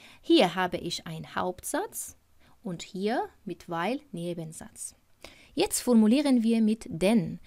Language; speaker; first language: German; non-native, fluent; Persian